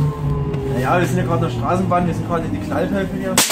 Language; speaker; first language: German; native; German